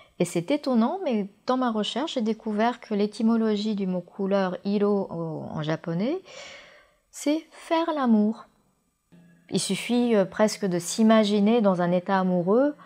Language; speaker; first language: French; non-native, fluent; Japanese